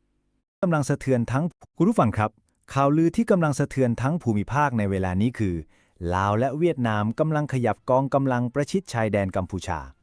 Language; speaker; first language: Thai; native; Thai